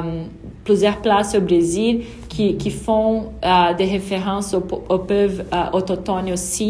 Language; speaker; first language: French; non-native, fluent; Portuguese